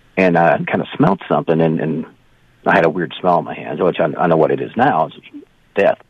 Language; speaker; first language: English; native; English